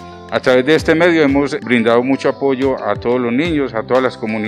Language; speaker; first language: Spanish; native; Spanish